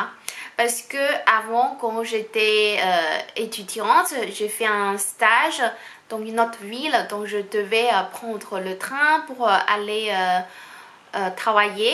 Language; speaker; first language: French; non-native, fluent; Chinese